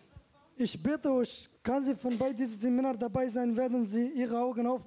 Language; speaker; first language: German; non-native, learner; Turkish